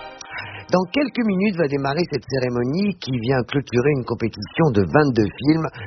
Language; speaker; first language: French; native; French